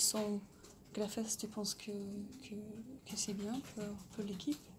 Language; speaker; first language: French; non-native, learner; English